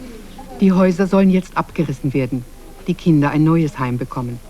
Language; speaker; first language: German; native; German